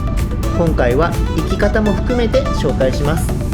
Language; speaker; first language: Japanese; native; Japanese